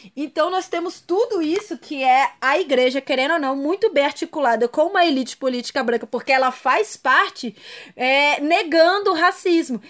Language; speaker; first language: Portuguese; native; Portuguese